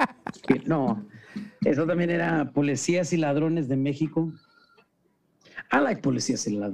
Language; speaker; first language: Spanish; early bilingual, heritage; Spanish